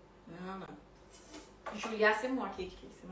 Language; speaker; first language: French; non-native, fluent; Portuguese